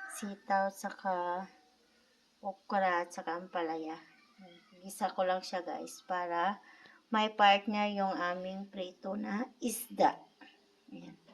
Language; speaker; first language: Filipino; non-native, local second language; Cebuano